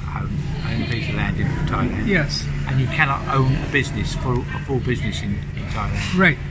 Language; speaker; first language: English; native; English